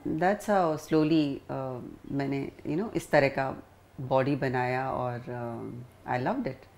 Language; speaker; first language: Hindi; native; Hindi